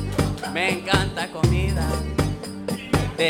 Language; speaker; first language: Spanish; non-native, learner; English